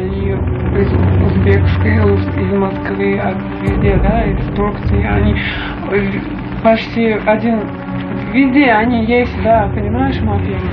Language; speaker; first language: Russian; non-native, learner; Uzbek